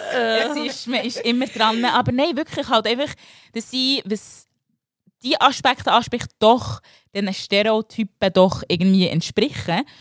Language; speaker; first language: German; early bilingual, other home language; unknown